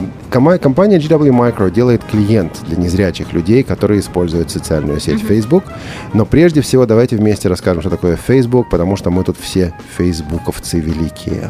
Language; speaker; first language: Russian; native; Russian